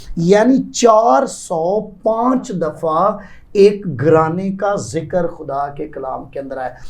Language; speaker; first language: Urdu; non-native, local second language; Punjabi